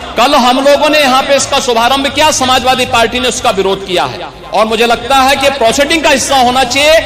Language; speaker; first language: Hindi; native; Hindi